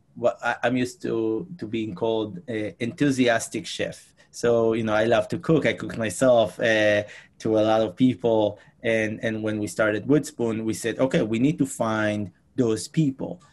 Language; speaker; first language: English; non-native, fluent; Hebrew